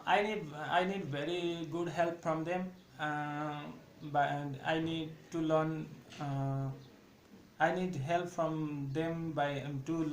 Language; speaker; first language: English; non-native, learner; Nepali